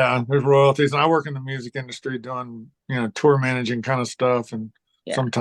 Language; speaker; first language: English; native; English